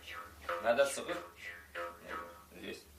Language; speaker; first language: Russian; non-native, local second language; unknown